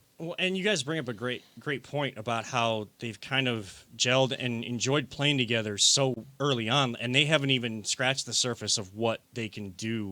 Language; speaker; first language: English; native; English